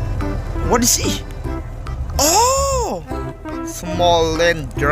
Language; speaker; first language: English; non-native, learner; Khmer